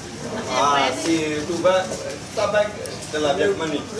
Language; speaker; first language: French; non-native, learner; Burmese